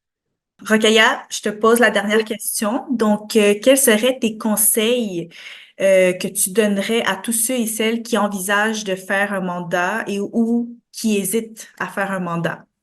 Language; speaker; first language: French; native; French